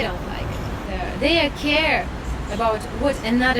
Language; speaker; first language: English; non-native, learner; Russian